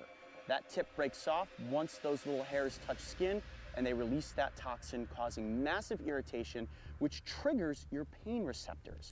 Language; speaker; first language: English; native; English